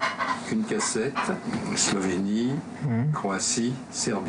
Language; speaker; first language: French; native; French